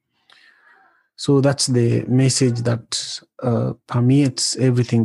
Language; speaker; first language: English; non-native, local second language; Luo (Kenya and Tanzania)